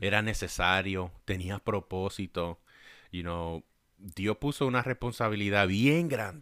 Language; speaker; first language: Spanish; early bilingual, heritage; Spanish